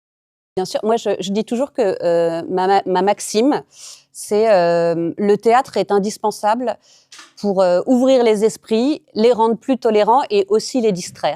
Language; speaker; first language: French; native; French